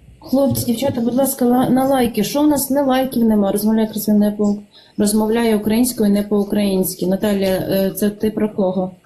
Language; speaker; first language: Ukrainian; non-native, local second language; Russian